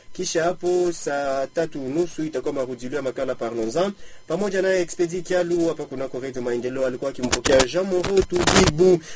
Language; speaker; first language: Swahili; native; Swahili